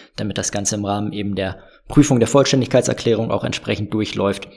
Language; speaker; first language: German; native; German